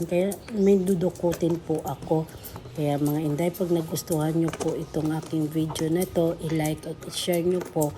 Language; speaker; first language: Filipino; non-native, local second language; Cebuano